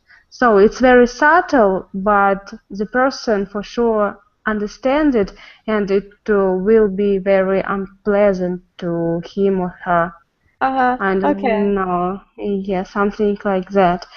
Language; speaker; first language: English; non-native, learner; Russian